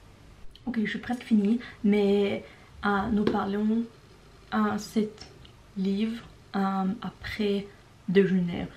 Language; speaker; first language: French; non-native, learner; Norwegian